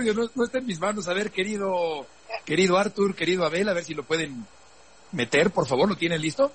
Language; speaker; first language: Spanish; native; Spanish